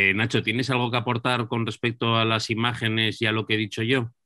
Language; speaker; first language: Spanish; native; Spanish